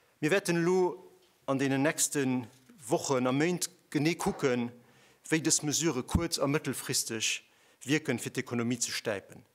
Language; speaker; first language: German; non-native, local second language; Luxembourgish